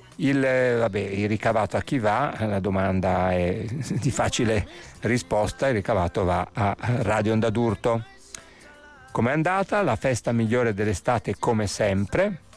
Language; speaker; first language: Italian; native; Italian